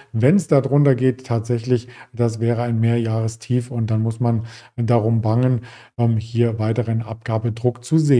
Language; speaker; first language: German; native; German